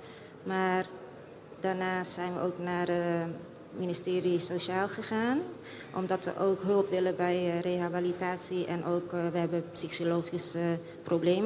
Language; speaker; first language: Dutch; early bilingual, other home language; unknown